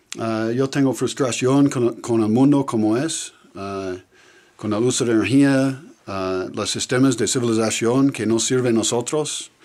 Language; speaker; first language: Spanish; non-native, learner; English